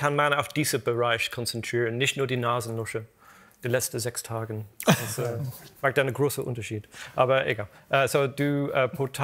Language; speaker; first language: German; non-native, fluent; English